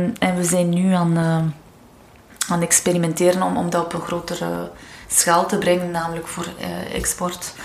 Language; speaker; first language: Dutch; non-native, local second language; French